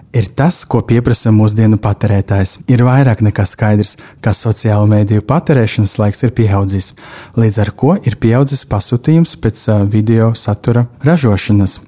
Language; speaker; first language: Latvian; non-native, local second language; Russian